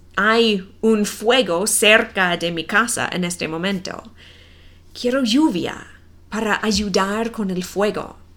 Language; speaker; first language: Spanish; non-native, fluent; English